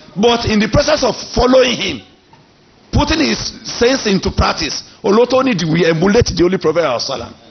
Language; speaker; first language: English; non-native, local second language; Yoruba